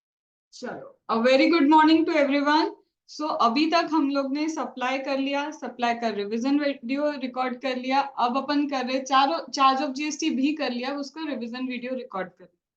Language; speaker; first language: Hindi; native; Hindi